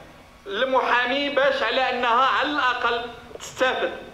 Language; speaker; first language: Arabic; native; Arabic